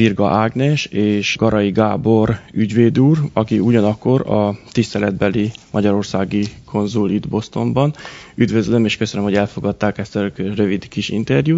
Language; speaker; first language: Hungarian; native; Hungarian